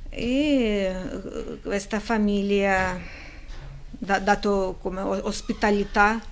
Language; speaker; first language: Italian; non-native, learner; Ukrainian